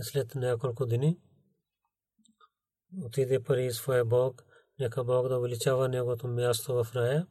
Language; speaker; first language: Bulgarian; non-native, learner; Urdu